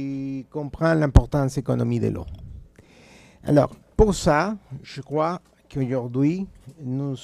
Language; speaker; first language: French; non-native, fluent; Spanish